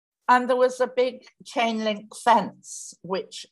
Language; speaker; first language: English; native; English